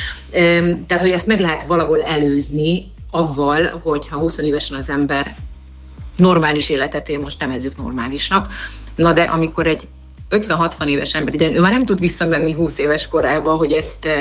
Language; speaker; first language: Hungarian; native; Hungarian